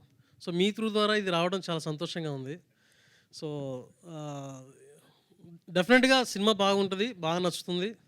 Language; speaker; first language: Telugu; native; Telugu